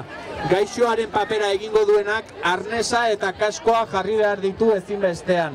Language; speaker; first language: Basque; native; Basque